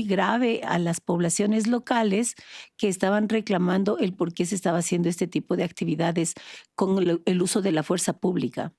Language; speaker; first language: Spanish; native; Spanish